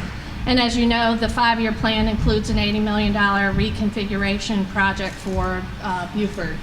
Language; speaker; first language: English; native; English